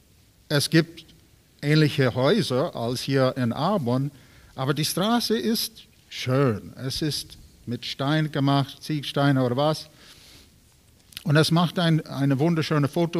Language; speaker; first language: German; non-native, learner; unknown